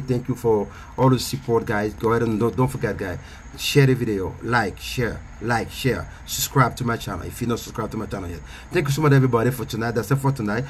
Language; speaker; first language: English; non-native, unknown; Haitian Creole